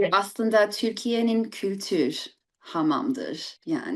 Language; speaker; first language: Turkish; early bilingual, heritage; English